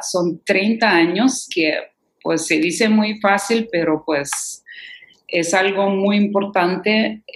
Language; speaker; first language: Spanish; non-native, fluent; Ukrainian